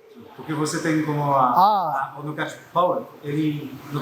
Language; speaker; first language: Portuguese; non-native, learner; French